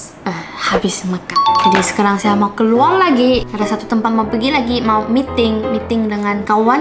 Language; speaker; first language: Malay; non-native, local second language; Chinese